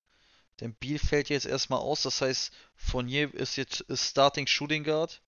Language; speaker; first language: German; native; German